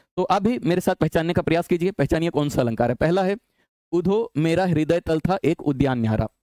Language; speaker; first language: Hindi; native; Hindi